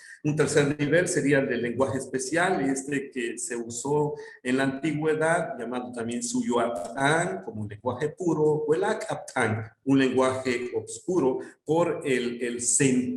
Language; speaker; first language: Spanish; non-native, local second language; Yucateco